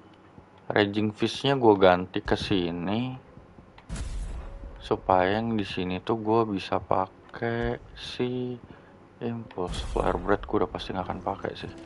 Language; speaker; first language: Indonesian; native; Indonesian